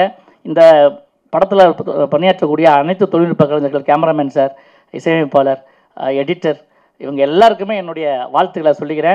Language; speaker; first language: Tamil; native; Tamil